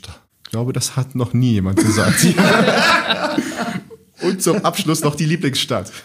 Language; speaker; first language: German; native; German